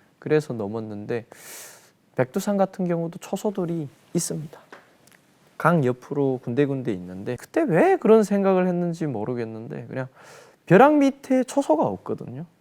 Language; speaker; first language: Korean; native; Korean